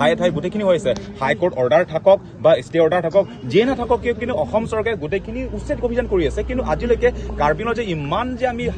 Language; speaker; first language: Assamese; non-native, local second language; Karbi